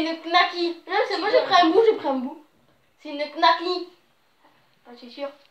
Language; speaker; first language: French; native; French